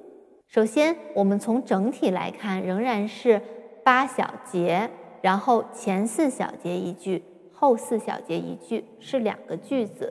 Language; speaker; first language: Chinese; native; Chinese